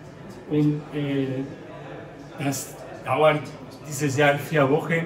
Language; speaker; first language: German; non-native, learner; Spanish